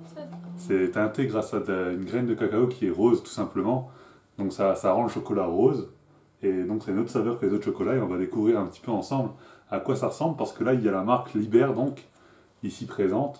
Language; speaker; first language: French; native; French